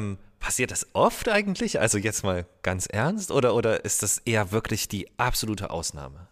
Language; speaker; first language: German; native; German